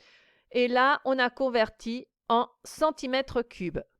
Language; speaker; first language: French; native; French